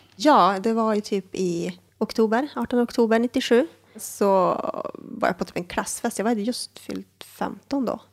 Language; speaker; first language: Swedish; native; Swedish